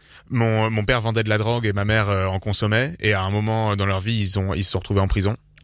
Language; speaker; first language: French; native; French